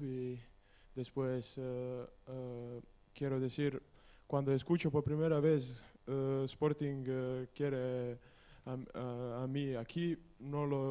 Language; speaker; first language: Spanish; non-native, learner; Serbian